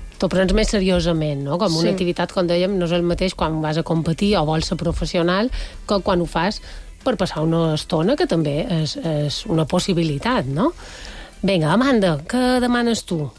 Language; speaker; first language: Catalan; native; Catalan